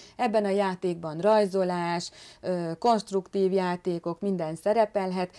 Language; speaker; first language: Hungarian; native; Hungarian